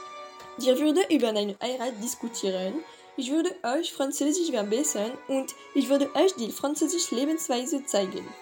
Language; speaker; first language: German; non-native, learner; French